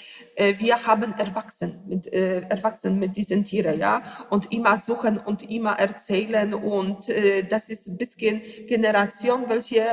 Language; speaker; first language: German; non-native, learner; Polish